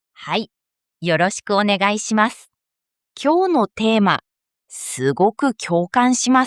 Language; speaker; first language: Japanese; non-native, fluent; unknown